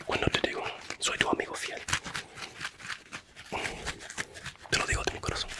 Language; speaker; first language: Spanish; non-native, fluent; English